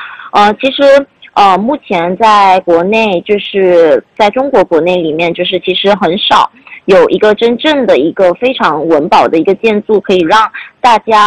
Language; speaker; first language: Chinese; early bilingual, heritage; Chinese